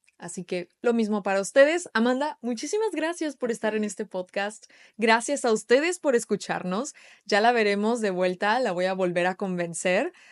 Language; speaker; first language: Spanish; native; Spanish